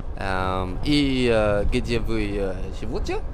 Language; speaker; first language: Russian; non-native, learner; Swedish